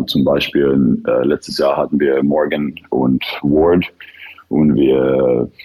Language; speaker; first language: German; non-native, fluent; Finnish